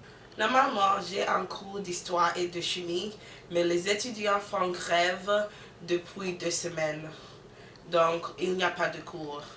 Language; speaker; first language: French; non-native, learner; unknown